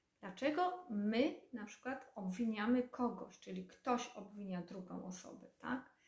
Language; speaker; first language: Polish; native; Polish